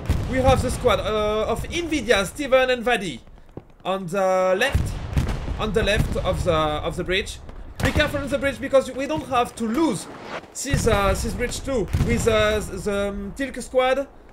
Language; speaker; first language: English; non-native, learner; French